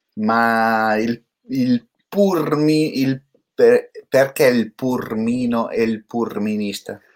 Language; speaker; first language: Italian; native; Italian